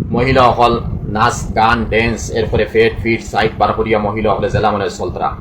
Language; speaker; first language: Bangla; native; Bangla